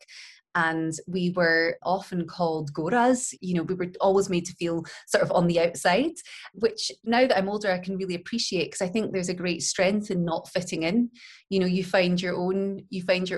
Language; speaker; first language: English; native; English